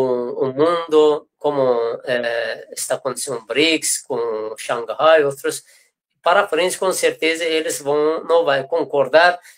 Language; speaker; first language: Portuguese; non-native, fluent; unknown